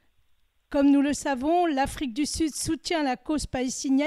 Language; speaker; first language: French; native; French